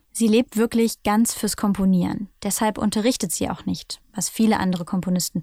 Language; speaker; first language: German; native; German